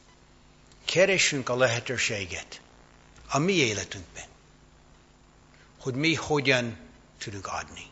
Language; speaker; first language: Hungarian; non-native, fluent; English